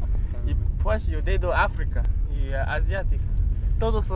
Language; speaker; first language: Spanish; non-native, learner; English